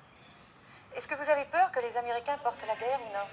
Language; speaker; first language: French; native; French